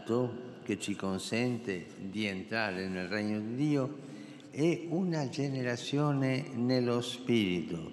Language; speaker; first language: Italian; non-native, fluent; Spanish